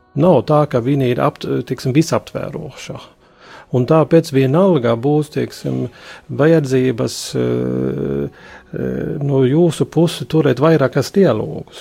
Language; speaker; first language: Latvian; non-native, local second language; Polish